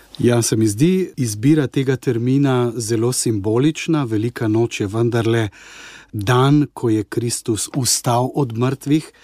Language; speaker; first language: Slovenian; native; Slovenian